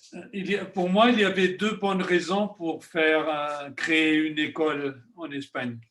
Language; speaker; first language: French; non-native, fluent; Spanish